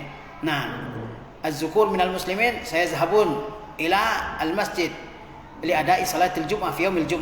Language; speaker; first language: Arabic; non-native, fluent; Indonesian